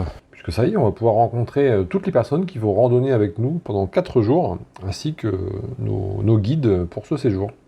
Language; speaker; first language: French; native; French